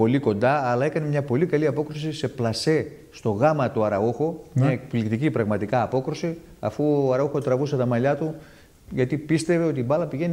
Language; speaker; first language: Greek; native; Greek